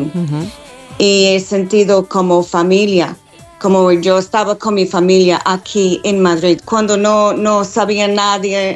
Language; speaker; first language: Spanish; non-native, fluent; English